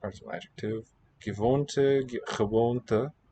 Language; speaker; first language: Dutch; non-native, learner; English